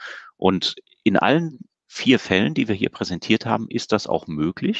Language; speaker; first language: German; native; German